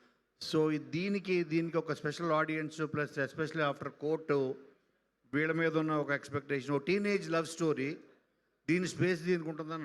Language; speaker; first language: Telugu; native; Telugu